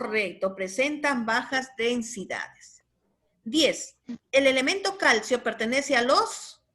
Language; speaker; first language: Spanish; native; Spanish